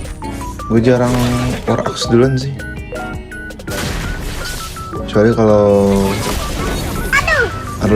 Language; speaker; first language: Indonesian; native; Indonesian